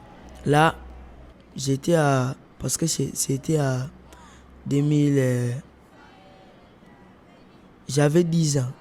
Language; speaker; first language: French; non-native, local second language; Lingala